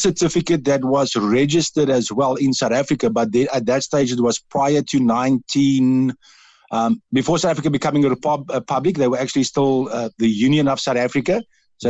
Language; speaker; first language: English; non-native, local second language; Dutch